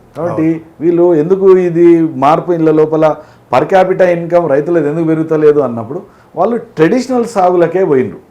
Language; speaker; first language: Telugu; native; Telugu